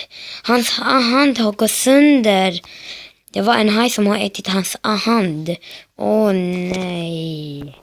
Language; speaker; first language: Swedish; non-native, learner; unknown